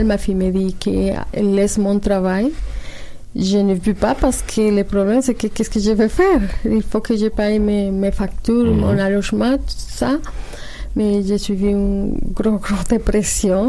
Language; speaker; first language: French; non-native, learner; Spanish